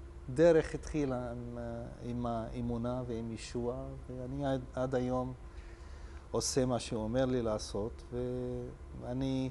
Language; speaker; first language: Hebrew; non-native, local second language; Arabic